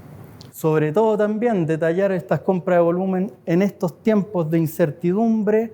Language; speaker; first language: Spanish; native; Spanish